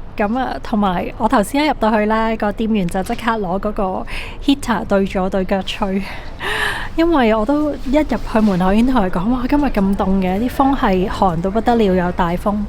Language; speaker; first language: Cantonese; early bilingual, heritage; Cantonese